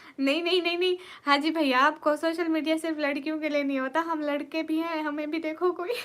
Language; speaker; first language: Urdu; non-native, local second language; Punjabi